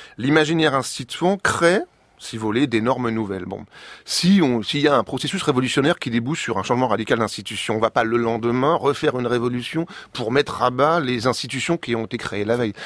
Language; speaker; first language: French; native; French